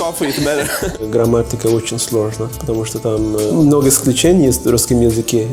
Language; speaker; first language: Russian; non-native, learner; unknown